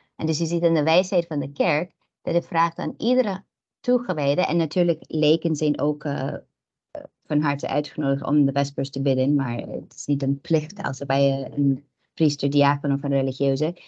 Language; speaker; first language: Dutch; non-native, fluent; English